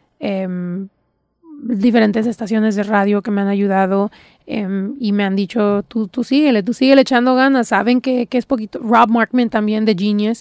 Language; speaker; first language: Spanish; early bilingual, heritage; Spanish